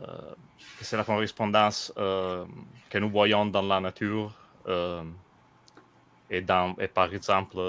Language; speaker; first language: French; non-native, fluent; Italian